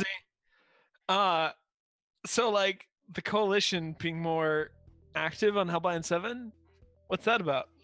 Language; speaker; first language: English; native; English